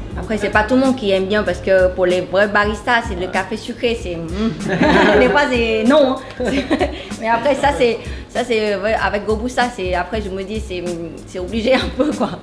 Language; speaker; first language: French; non-native, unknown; Vietnamese